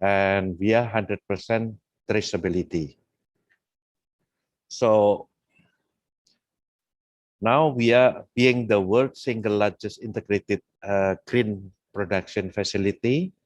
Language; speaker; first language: English; non-native, fluent; Indonesian